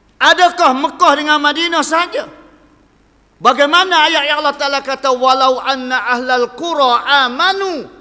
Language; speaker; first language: Malay; native; Malay